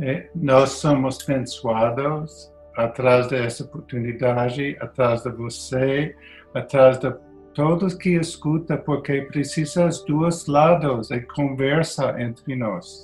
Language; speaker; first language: Portuguese; non-native, learner; English